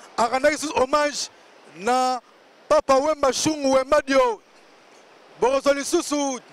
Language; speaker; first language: Lingala; native; Lingala